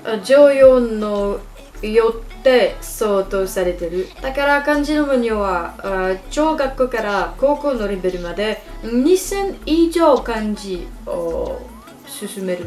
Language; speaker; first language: Japanese; non-native, learner; French